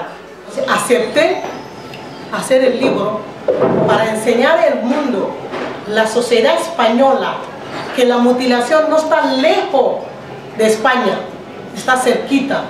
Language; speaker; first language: Spanish; non-native, fluent; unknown